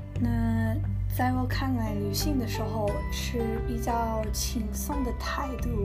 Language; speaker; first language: Chinese; non-native, learner; English